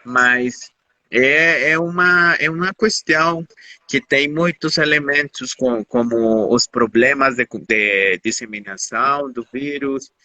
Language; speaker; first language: Portuguese; non-native, fluent; Spanish